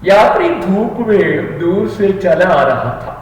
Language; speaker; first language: Hindi; non-native, local second language; Malayalam